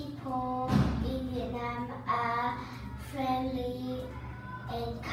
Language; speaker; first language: English; non-native, learner; Vietnamese